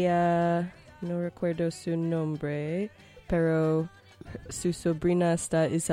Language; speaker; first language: Spanish; non-native, learner; English